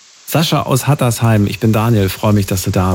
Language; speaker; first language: German; native; German